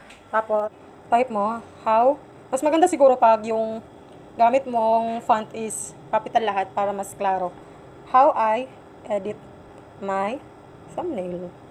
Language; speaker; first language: English; non-native, local second language; Cebuano